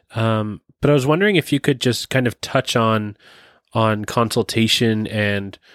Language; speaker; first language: English; native; English